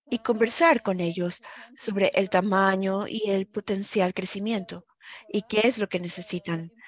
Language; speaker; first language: Spanish; non-native, fluent; German